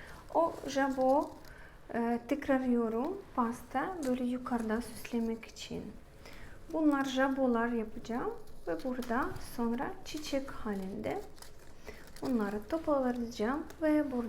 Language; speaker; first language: Turkish; non-native, learner; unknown